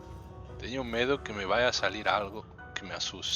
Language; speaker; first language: Spanish; non-native, local second language; Galician